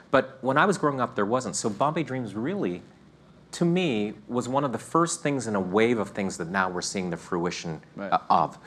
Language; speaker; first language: English; native; English